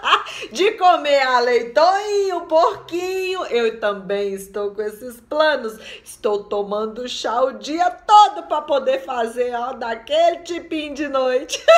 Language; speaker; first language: Portuguese; native; Portuguese